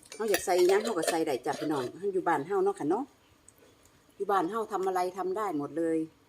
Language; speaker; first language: Thai; native; Thai